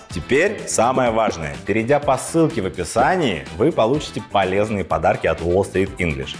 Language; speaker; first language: Russian; native; Russian